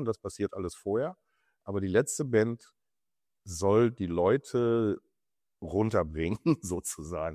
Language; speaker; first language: German; native; German